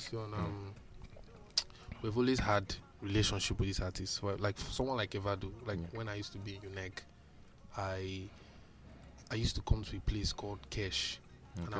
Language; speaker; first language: English; non-native, local second language; Igbo